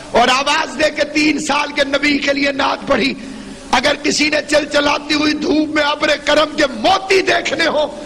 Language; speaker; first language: Urdu; non-native, local second language; Saraiki